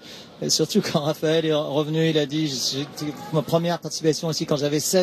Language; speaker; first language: French; native; French